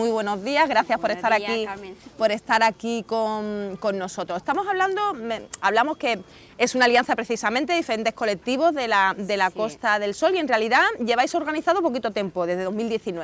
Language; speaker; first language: Spanish; native; Spanish